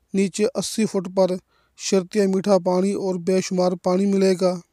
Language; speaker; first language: Urdu; non-native, local second language; Punjabi